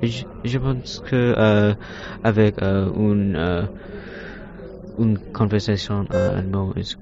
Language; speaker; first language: French; non-native, learner; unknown